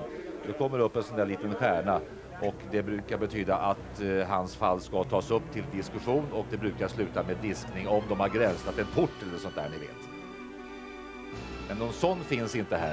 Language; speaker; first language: Swedish; native; Swedish